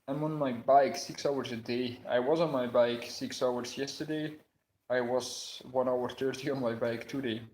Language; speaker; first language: English; non-native, fluent; Dutch